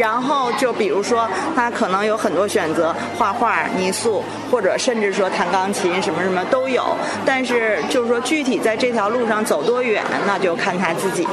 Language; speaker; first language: Chinese; native; Chinese